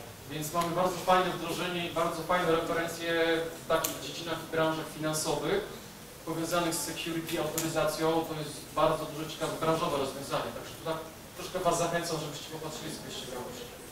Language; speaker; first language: Polish; native; Polish